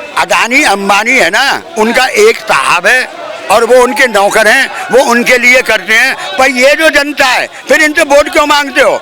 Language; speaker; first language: Hindi; native; Hindi